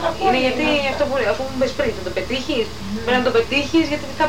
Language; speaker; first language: Greek; native; Greek